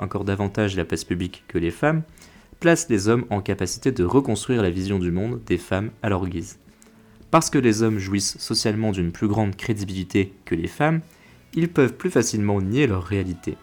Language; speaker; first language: French; native; French